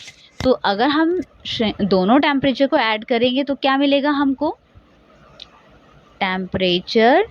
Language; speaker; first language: Hindi; native; Hindi